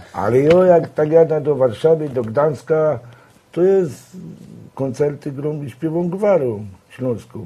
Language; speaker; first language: Polish; native; Polish